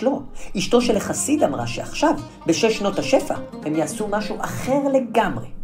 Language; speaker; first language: Hebrew; native; Hebrew